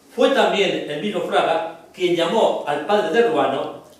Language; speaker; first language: Spanish; non-native, local second language; Galician